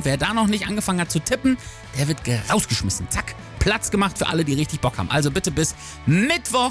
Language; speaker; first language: German; native; German